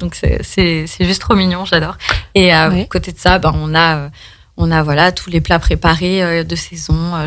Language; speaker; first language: French; native; French